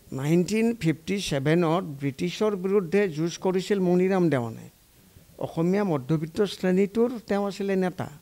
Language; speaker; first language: Assamese; native; Assamese